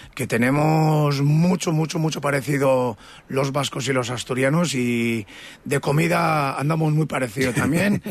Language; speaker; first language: Spanish; native; Spanish